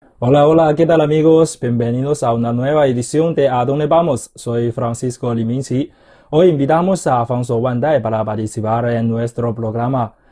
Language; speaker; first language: Spanish; non-native, fluent; Chinese